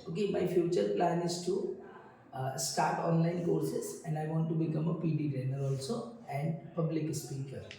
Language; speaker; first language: English; non-native, local second language; Hindi